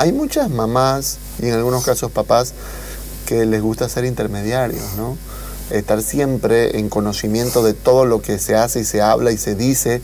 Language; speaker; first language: Spanish; native; Spanish